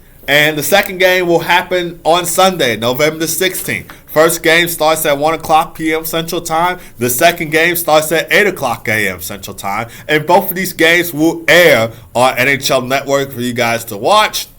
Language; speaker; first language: English; native; English